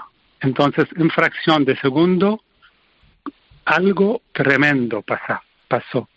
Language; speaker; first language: Spanish; non-native, fluent; Arabic